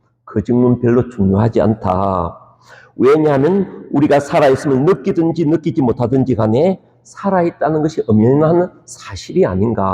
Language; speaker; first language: Korean; native; Korean